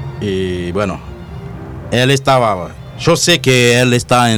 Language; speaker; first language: Spanish; non-native, learner; Haitian Creole